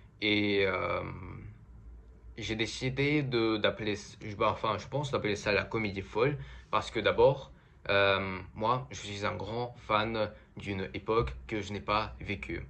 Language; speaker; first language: French; non-native, fluent; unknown